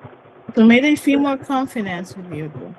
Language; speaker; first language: English; non-native, learner; Spanish